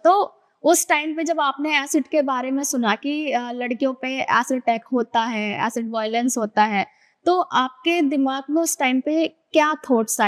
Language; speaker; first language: Hindi; native; Hindi